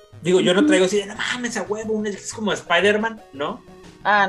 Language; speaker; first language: Spanish; native; Spanish